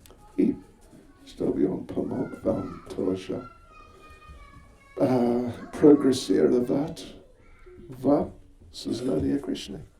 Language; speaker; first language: Russian; non-native, learner; English